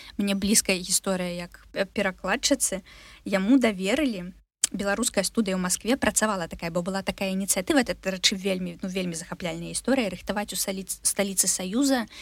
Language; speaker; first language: Belarusian; non-native, local second language; Russian